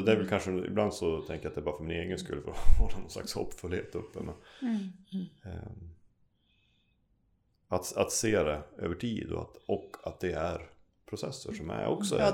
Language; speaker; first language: Swedish; native; Swedish